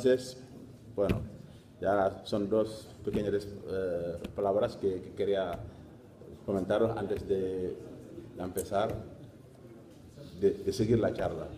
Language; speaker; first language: Spanish; non-native, fluent; Wolof